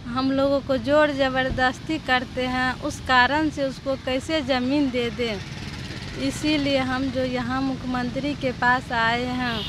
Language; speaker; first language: Hindi; native; Hindi